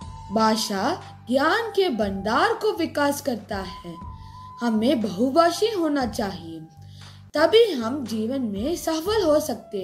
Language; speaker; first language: Hindi; non-native, local second language; Tamil